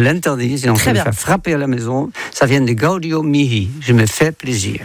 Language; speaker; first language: French; non-native, fluent; Dutch